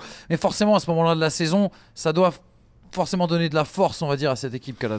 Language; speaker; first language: French; native; French